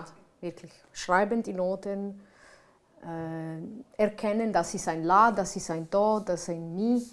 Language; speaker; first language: German; non-native, fluent; Italian